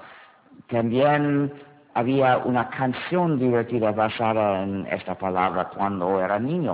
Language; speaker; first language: Spanish; non-native, fluent; English